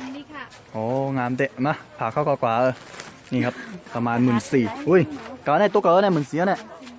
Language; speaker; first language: Thai; native; Thai